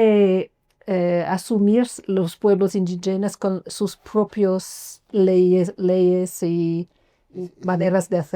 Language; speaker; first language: Spanish; non-native, fluent; English